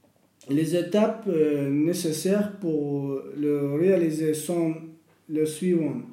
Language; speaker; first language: French; non-native, learner; Russian